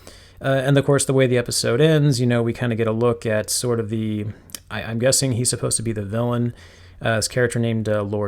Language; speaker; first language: English; native; English